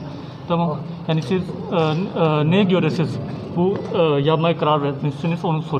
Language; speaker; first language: Turkish; non-native, learner; Urdu